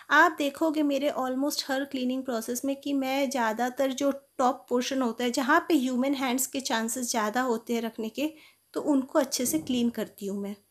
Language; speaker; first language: Hindi; native; Hindi